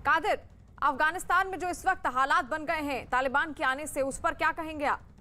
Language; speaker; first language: Hindi; native; Hindi